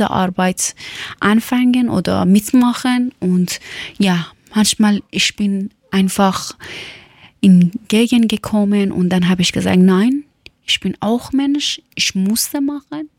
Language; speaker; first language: German; non-native, learner; Persian